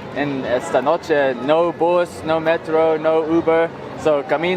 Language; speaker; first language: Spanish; non-native, learner; English